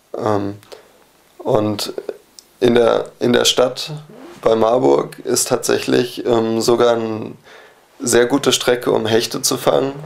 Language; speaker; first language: German; native; German